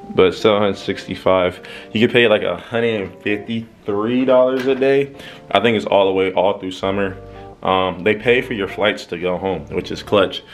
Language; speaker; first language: English; native; English